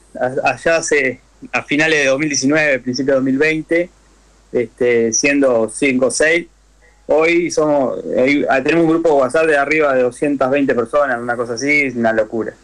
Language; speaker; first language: Spanish; native; Spanish